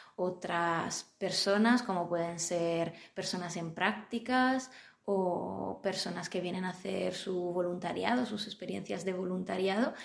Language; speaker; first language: Spanish; non-native, fluent; Italian